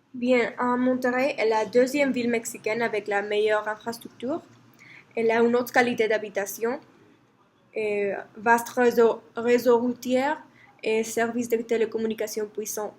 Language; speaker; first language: French; non-native, learner; Spanish